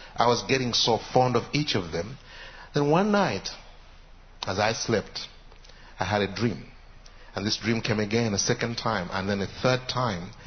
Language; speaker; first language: English; non-native, local second language; Ganda